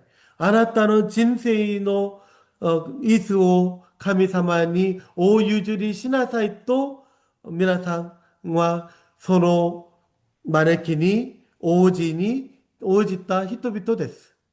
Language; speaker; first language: Japanese; non-native, fluent; Korean